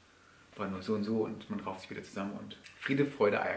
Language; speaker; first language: German; native; German